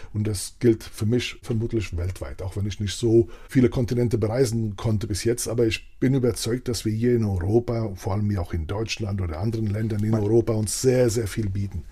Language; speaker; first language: German; early bilingual, other home language; Italian